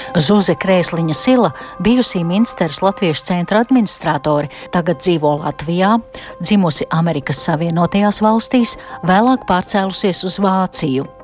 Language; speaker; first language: Latvian; native; Latvian